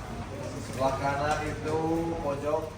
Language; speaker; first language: Indonesian; non-native, learner; Turkish